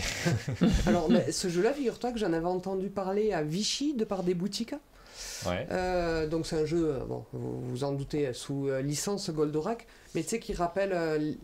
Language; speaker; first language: French; native; French